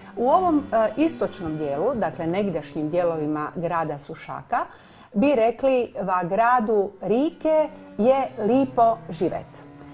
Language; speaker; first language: Croatian; native; Croatian